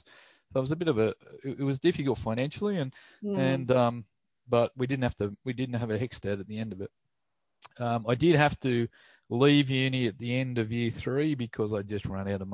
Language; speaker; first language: English; native; English